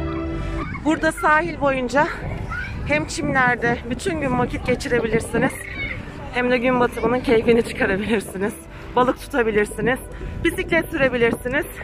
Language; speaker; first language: Turkish; native; Turkish